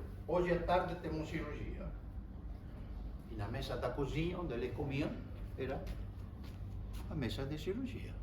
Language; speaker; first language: Portuguese; non-native, fluent; Spanish